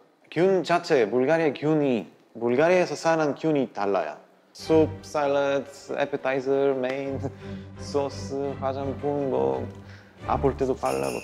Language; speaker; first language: Korean; non-native, learner; Bulgarian